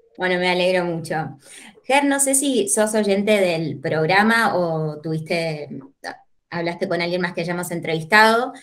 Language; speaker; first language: Spanish; native; Spanish